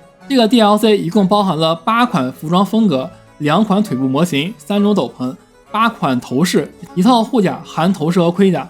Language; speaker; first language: Chinese; native; Chinese